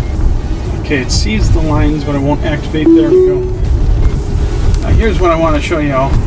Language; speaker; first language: English; native; English